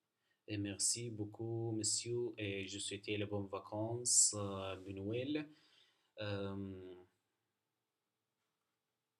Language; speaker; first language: French; non-native, learner; Arabic